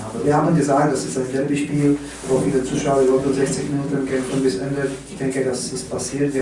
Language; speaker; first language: German; non-native, learner; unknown